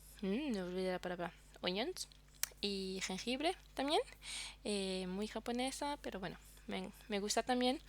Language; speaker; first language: Spanish; non-native, fluent; French